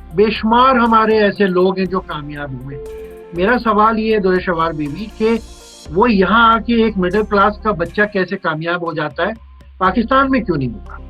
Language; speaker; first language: Urdu; native; Urdu